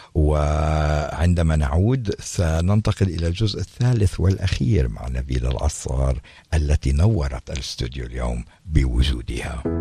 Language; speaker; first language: Arabic; native; Arabic